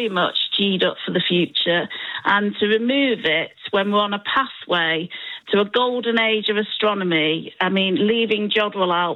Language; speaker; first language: English; native; English